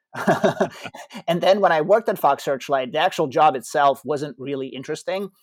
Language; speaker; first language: English; early bilingual, other home language; Russian